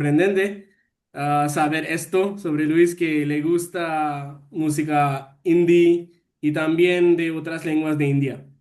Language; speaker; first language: Spanish; non-native, learner; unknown